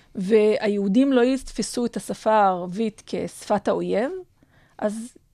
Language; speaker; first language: Hebrew; non-native, fluent; Adyghe